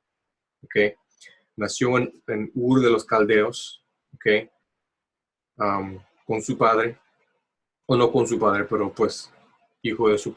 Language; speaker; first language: Spanish; early bilingual, heritage; Spanish